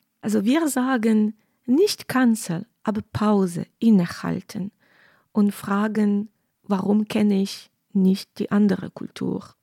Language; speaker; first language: German; non-native, fluent; Ukrainian